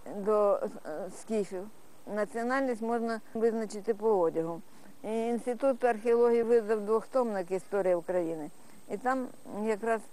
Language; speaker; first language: Ukrainian; non-native, local second language; Russian